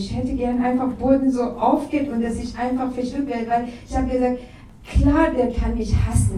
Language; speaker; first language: German; non-native, learner; Persian